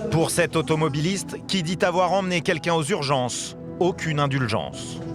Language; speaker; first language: French; native; French